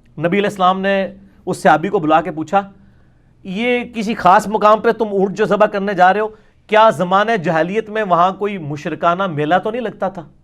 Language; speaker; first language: Urdu; non-native, local second language; Punjabi